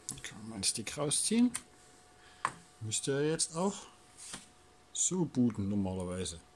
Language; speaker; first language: German; native; German